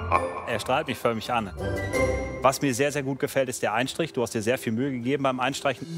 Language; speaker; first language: German; native; German